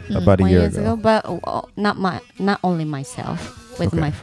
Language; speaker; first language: English; non-native, learner; Japanese